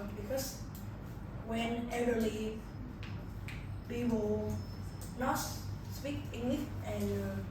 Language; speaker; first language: English; non-native, learner; Vietnamese